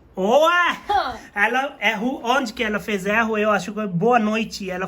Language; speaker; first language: Portuguese; non-native, learner; Hindi